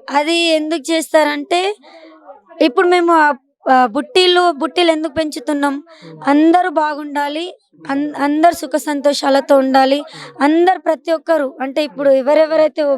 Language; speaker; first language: Telugu; non-native, local second language; Lambadi